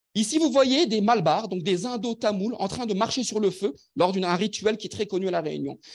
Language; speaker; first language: French; non-native, local second language; Arabic